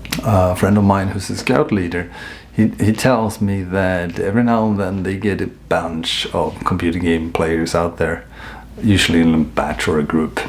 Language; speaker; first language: English; non-native, fluent; Swedish